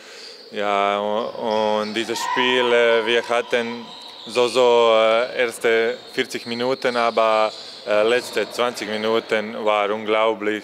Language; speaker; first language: German; non-native, learner; Croatian